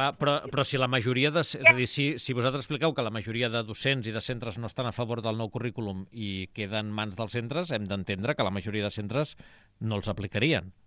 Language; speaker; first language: Catalan; native; Catalan